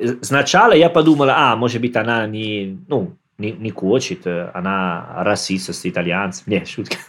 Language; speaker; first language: Russian; non-native, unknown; Italian